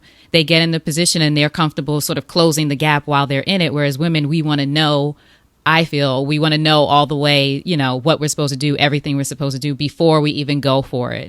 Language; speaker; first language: English; native; English